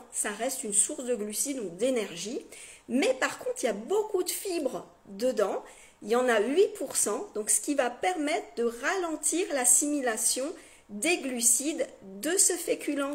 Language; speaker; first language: French; native; French